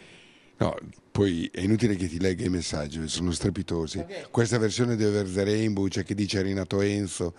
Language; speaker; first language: Italian; native; Italian